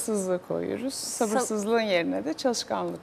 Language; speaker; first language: Turkish; native; Turkish